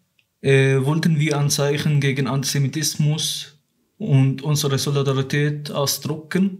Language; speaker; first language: German; non-native, fluent; Arabic